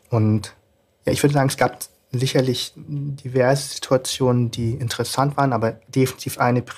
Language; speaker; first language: German; native; German